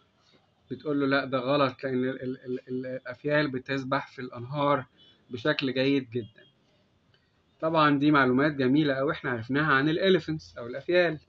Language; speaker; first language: Arabic; native; Arabic